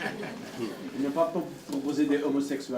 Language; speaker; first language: French; non-native, learner; Italian